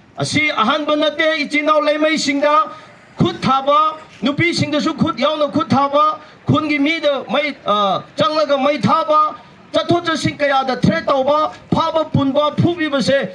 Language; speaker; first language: Manipuri; non-native, local second language; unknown